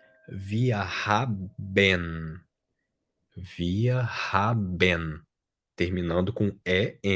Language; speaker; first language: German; non-native, fluent; Portuguese